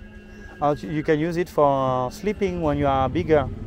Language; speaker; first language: English; non-native, fluent; French